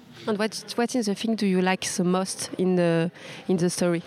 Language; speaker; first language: English; non-native, learner; Portuguese